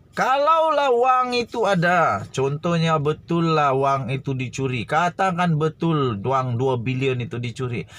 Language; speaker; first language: Malay; native; Malay